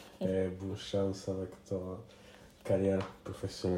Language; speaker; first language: French; non-native, learner; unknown